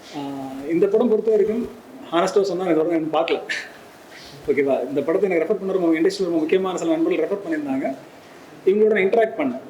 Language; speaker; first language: Tamil; native; Tamil